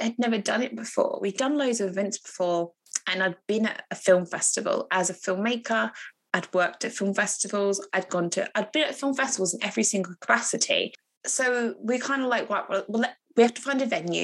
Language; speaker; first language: English; native; English